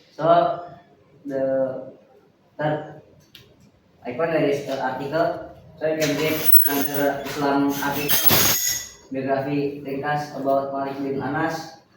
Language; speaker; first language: English; non-native, learner; Indonesian